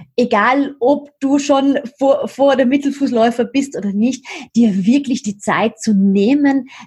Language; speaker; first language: German; native; German